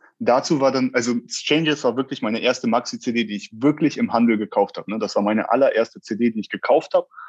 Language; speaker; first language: German; early bilingual, other home language; Russian